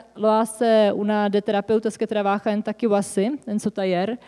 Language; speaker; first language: Spanish; non-native, fluent; Czech